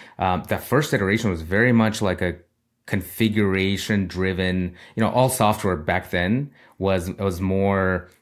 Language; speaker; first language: English; early bilingual, other home language; Russian